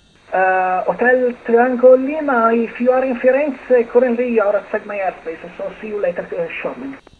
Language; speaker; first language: English; non-native, fluent; Italian